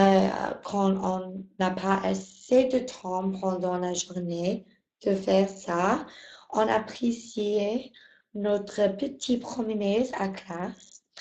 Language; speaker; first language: French; non-native, learner; English